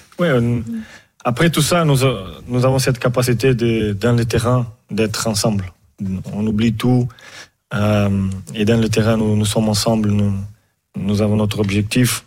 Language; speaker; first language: French; non-native, fluent; Portuguese